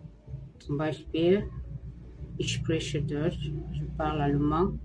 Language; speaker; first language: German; non-native, fluent; French